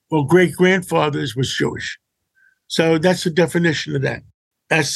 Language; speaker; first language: English; early bilingual, other home language; Greek